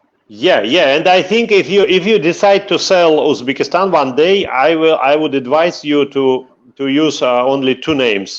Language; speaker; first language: English; non-native, fluent; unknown